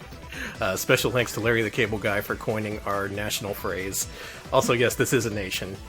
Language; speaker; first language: English; native; English